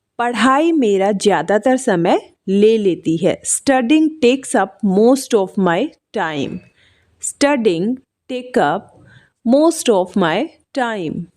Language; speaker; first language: Hindi; native; Hindi